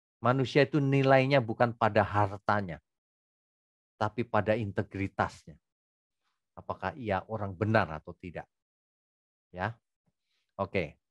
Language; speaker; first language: Indonesian; native; Indonesian